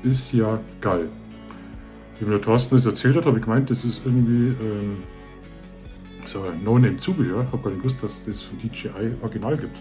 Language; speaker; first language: German; native; German